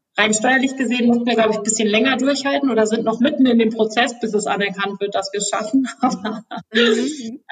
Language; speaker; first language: German; native; German